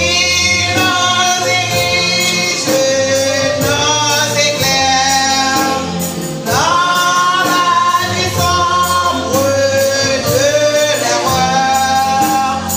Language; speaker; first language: French; non-native, local second language; Haitian Creole